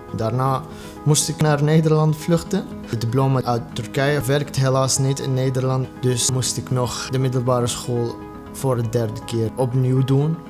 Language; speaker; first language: Dutch; non-native, learner; Arabic